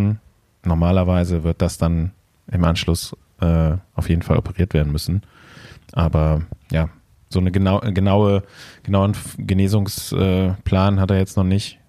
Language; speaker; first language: German; native; German